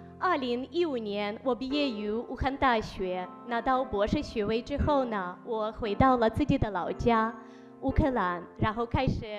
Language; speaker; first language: Chinese; non-native, fluent; Ukrainian